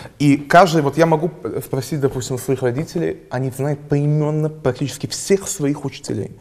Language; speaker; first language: Russian; early bilingual, heritage; Russian